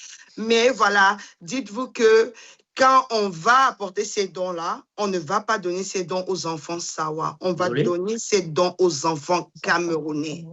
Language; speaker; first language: French; non-native, local second language; Duala